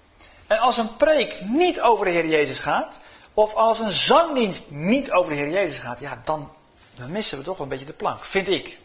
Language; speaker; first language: Dutch; native; Dutch